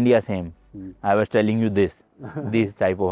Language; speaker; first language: English; non-native, fluent; Hindi